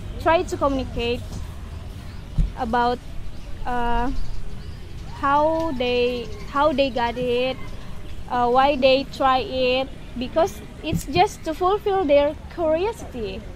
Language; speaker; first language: English; non-native, learner; Indonesian